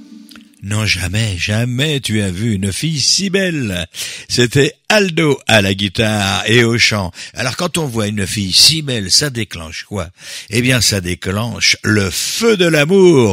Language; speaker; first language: French; native; French